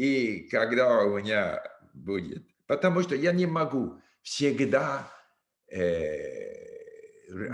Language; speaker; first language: Russian; non-native, learner; English